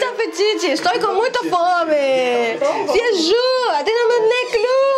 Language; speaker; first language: Portuguese; non-native, learner; Arabic